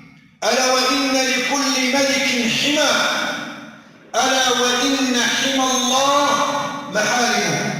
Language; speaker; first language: Arabic; native; Arabic